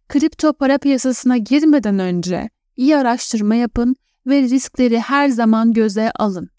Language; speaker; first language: Turkish; native; Turkish